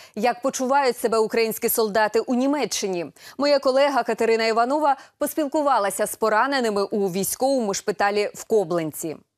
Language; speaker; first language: Ukrainian; native; Ukrainian